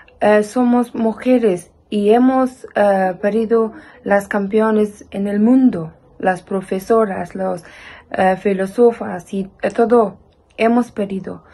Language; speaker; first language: Spanish; non-native, learner; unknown